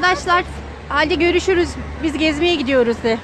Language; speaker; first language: Turkish; native; Turkish